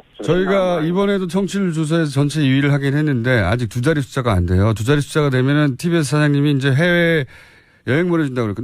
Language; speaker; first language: Korean; native; Korean